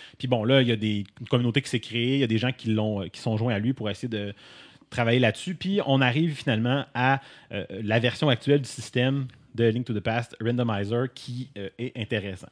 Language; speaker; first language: French; native; French